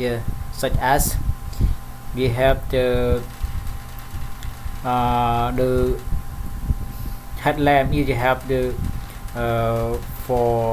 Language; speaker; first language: English; non-native, learner; Khmer